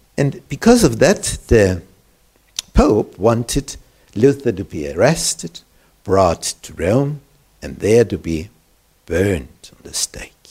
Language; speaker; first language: English; non-native, fluent; German